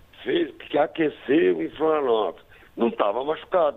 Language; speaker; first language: Portuguese; native; Portuguese